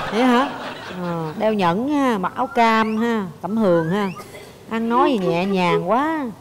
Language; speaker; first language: Vietnamese; native; Vietnamese